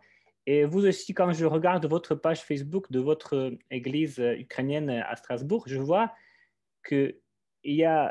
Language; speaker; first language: French; non-native, fluent; Ukrainian